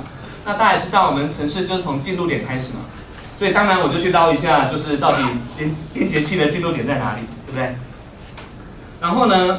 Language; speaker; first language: Chinese; native; Chinese